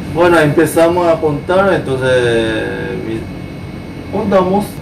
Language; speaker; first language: Spanish; non-native, learner; Korean